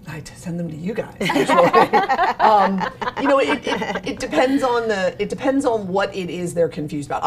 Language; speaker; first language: English; native; English